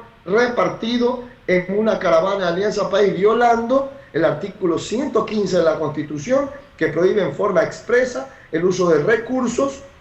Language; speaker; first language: Spanish; native; Spanish